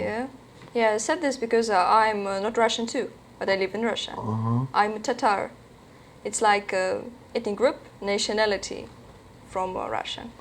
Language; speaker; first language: English; non-native, learner; Russian